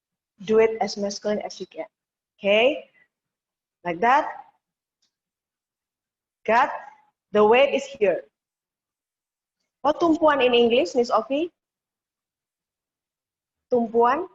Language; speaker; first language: English; non-native, learner; Indonesian